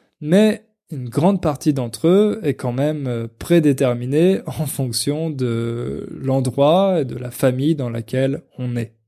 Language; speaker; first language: French; native; French